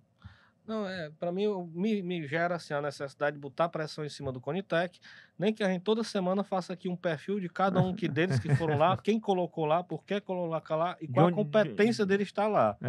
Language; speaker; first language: Portuguese; native; Portuguese